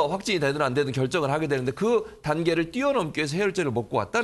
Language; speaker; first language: Korean; native; Korean